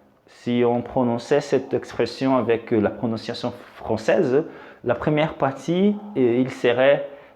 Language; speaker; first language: French; non-native, fluent; Portuguese